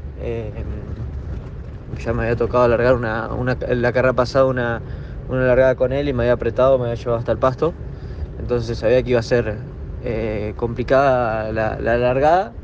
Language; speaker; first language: Spanish; native; Spanish